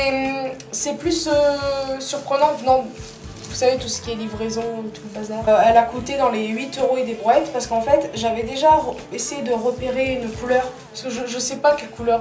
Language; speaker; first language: French; native; French